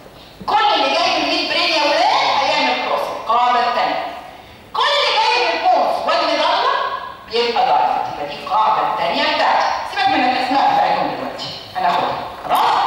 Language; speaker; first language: Arabic; native; Arabic